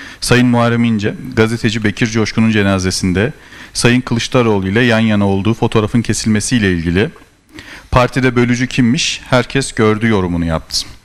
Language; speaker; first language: Turkish; native; Turkish